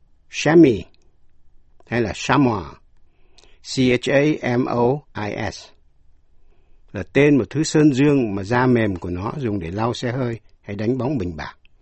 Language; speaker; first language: Vietnamese; native; Vietnamese